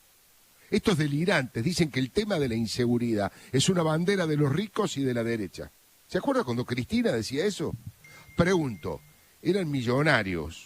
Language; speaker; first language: Spanish; native; Spanish